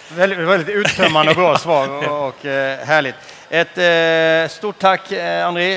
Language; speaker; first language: Swedish; native; Swedish